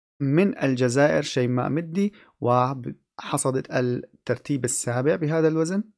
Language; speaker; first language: Arabic; native; Arabic